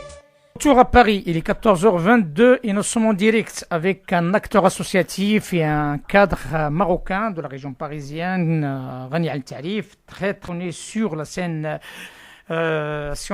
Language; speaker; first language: French; non-native, local second language; Arabic